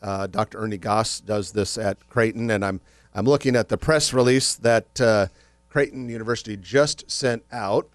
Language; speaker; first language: English; native; English